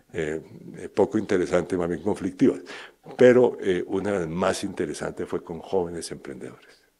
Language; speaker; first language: Spanish; native; Spanish